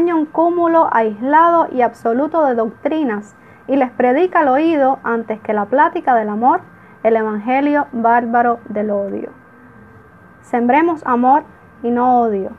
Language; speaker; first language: Spanish; native; Spanish